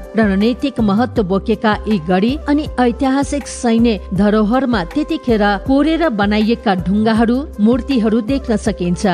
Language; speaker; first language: Nepali; native; Nepali